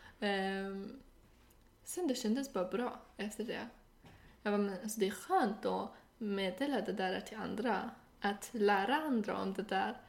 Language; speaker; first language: Swedish; non-native, fluent; Persian